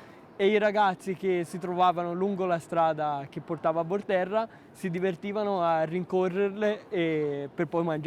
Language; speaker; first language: Italian; native; Italian